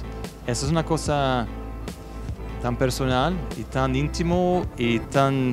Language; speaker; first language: Spanish; non-native, fluent; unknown